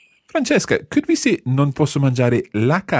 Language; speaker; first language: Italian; non-native, fluent; English